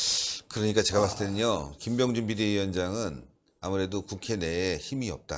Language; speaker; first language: Korean; native; Korean